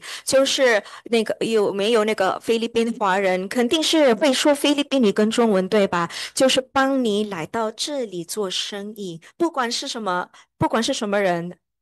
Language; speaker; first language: Chinese; early bilingual, heritage; Chinese